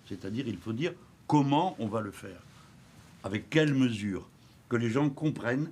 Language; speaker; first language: French; native; French